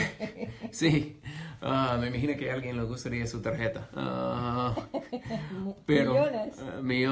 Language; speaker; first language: Spanish; non-native, fluent; English